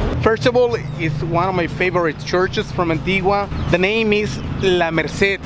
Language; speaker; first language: English; non-native, fluent; Spanish